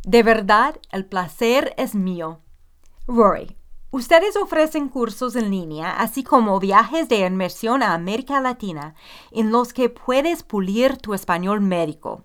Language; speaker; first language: Spanish; non-native, fluent; English